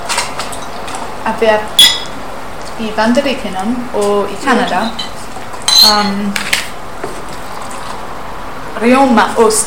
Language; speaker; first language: Icelandic; non-native, learner; English